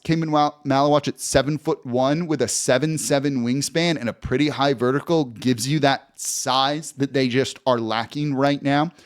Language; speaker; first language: English; native; English